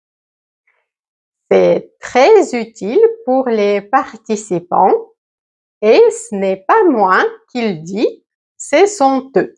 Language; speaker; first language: French; native; French